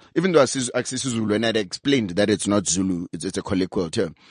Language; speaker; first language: English; non-native, local second language; Zulu